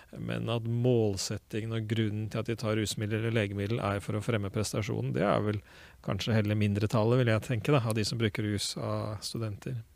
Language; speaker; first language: Norwegian; native; Norwegian